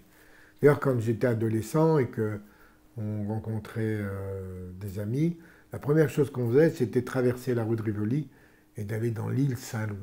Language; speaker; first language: French; native; French